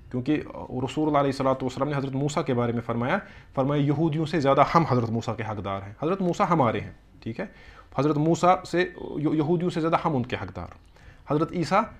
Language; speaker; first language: Urdu; non-native, local second language; Kashmiri